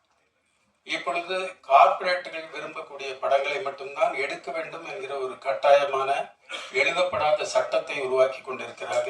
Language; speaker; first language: Tamil; native; Tamil